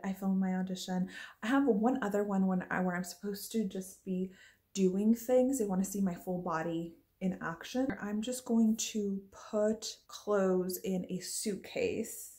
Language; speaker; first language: English; early bilingual, other home language; Spanish